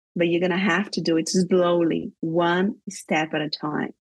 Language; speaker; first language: English; non-native, fluent; Portuguese